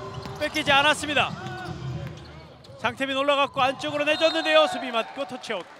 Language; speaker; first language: Korean; native; Korean